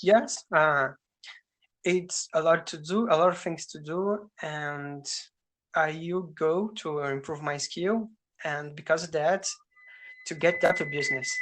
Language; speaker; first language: English; non-native, learner; Portuguese